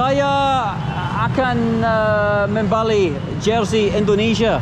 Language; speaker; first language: Indonesian; non-native, learner; English